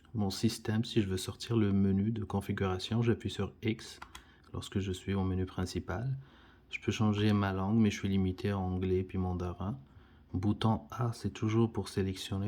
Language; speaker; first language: French; native; French